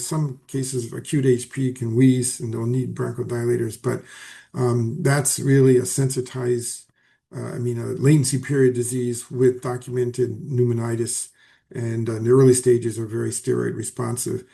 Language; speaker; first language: English; native; English